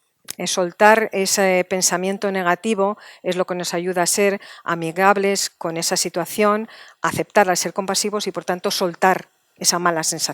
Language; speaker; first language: Spanish; native; Spanish